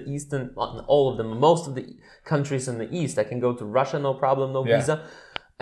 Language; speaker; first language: English; non-native, fluent; Russian